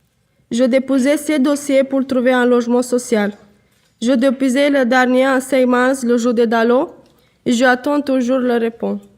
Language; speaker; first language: French; non-native, learner; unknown